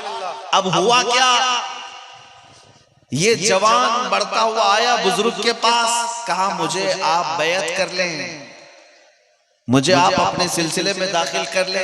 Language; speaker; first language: Urdu; native; Urdu